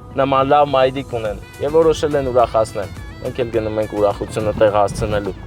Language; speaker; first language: Armenian; native; Armenian